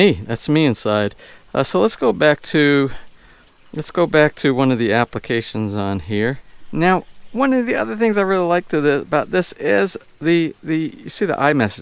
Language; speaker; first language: English; native; English